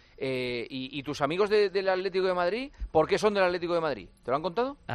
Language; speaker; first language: Spanish; native; Spanish